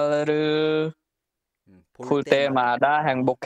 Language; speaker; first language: Korean; non-native, learner; Khmer